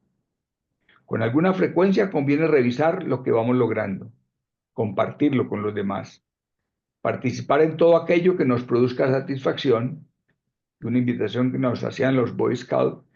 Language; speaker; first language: Spanish; native; Spanish